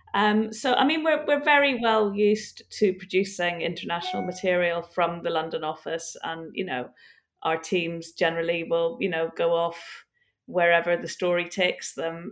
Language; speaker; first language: English; native; English